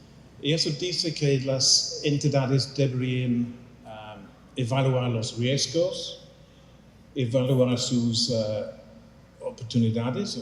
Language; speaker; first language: Spanish; non-native, fluent; English